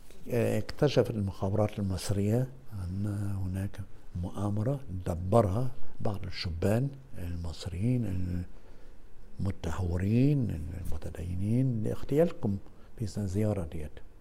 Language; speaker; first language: Arabic; non-native, fluent; German